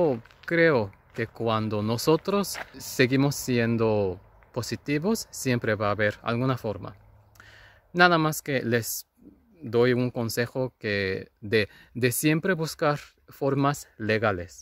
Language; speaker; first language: Spanish; non-native, fluent; Japanese